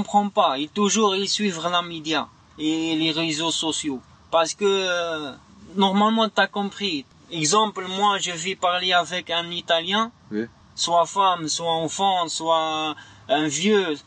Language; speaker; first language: French; non-native, learner; Arabic